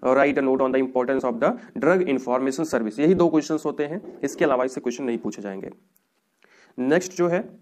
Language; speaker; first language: Hindi; native; Hindi